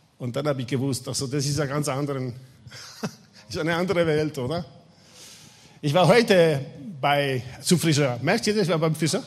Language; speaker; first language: German; non-native, fluent; Italian